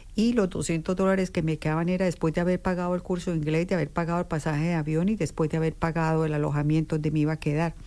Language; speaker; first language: Spanish; native; Spanish